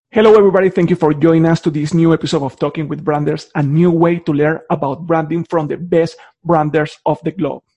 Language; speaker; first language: English; non-native, fluent; Spanish